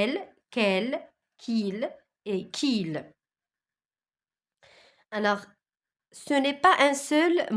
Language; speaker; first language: French; non-native, local second language; Arabic